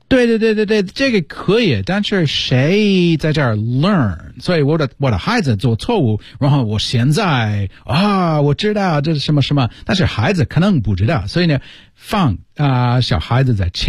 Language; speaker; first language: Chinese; non-native, learner; English